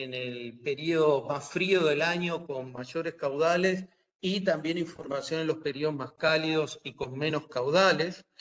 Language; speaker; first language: Spanish; native; Spanish